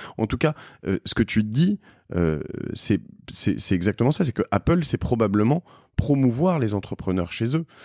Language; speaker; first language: French; native; French